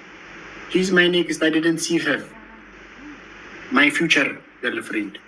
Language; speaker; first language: English; non-native, learner; Oromo